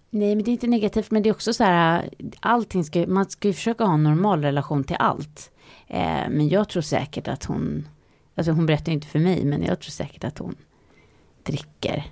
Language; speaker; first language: Swedish; native; Swedish